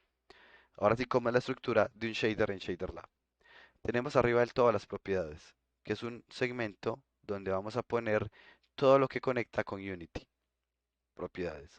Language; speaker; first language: Spanish; native; Spanish